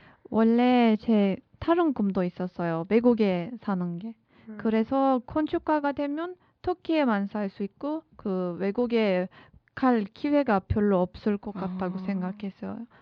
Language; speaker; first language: Korean; non-native, learner; Turkish